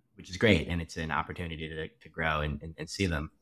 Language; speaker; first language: English; native; English